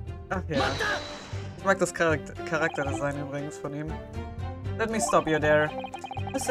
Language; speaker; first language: German; native; German